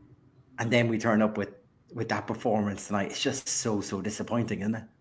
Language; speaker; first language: English; native; English